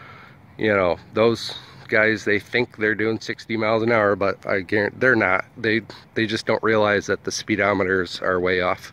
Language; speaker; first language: English; native; English